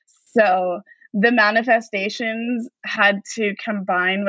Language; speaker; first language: English; native; English